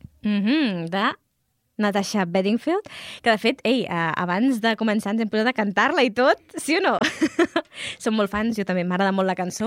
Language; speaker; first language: Catalan; native; Catalan